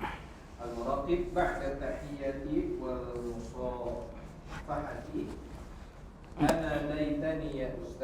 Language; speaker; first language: Arabic; non-native, learner; Indonesian